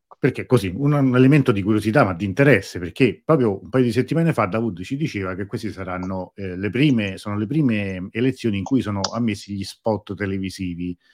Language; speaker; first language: Italian; native; Italian